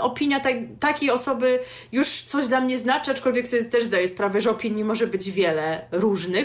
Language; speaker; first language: Polish; native; Polish